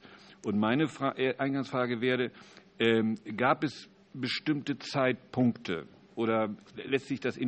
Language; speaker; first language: German; native; German